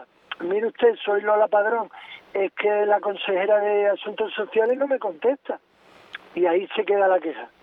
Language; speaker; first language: Spanish; native; Spanish